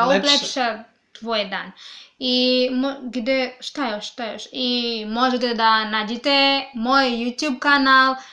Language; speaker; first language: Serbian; non-native, learner; English